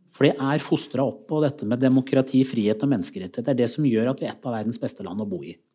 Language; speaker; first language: Norwegian; early bilingual, other home language; Persian